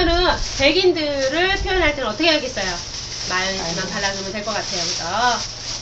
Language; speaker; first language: Korean; native; Korean